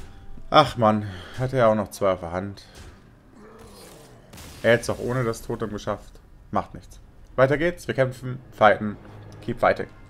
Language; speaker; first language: German; native; German